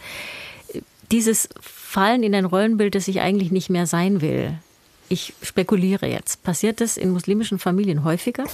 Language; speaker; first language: German; native; German